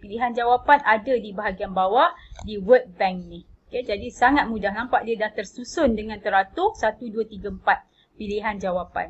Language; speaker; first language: Malay; native; Malay